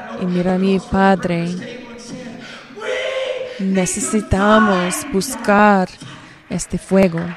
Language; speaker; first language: Spanish; non-native, learner; English